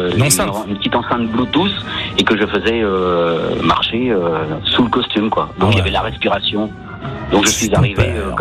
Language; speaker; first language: French; native; French